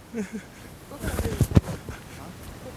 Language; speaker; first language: Russian; non-native, local second language; Kyrgyz